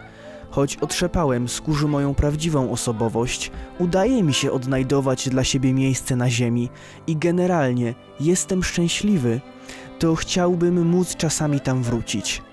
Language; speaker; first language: Polish; native; Polish